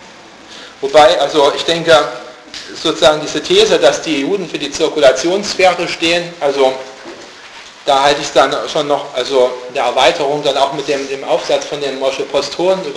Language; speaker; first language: German; native; German